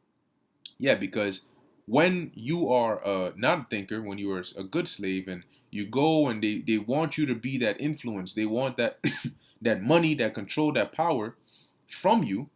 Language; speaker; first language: English; native; English